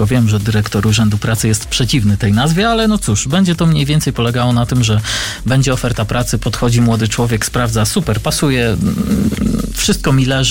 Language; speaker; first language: Polish; native; Polish